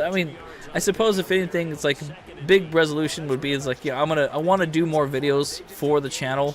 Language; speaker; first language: English; native; English